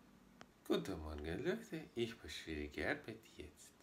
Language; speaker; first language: German; non-native, learner; Russian